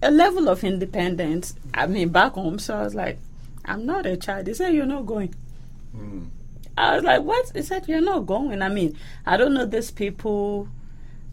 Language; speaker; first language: English; non-native, local second language; Yoruba